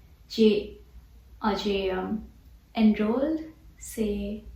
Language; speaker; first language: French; non-native, learner; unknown